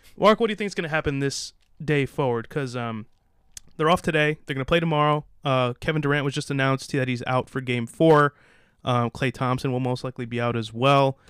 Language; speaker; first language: English; native; English